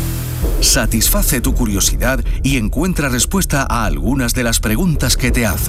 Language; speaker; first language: Spanish; native; Spanish